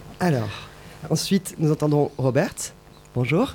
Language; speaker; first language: French; native; French